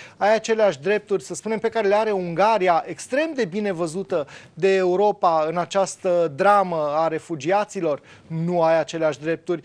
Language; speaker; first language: Romanian; native; Romanian